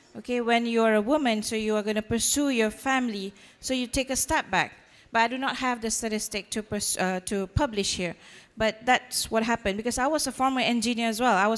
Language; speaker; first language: English; non-native, local second language; Malay